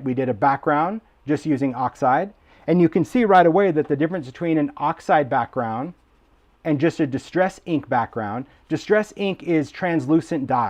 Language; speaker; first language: English; native; English